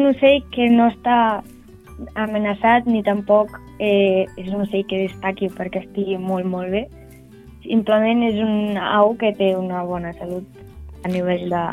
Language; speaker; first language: Catalan; native; Catalan